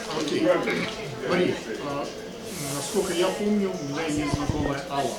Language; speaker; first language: Russian; native; Russian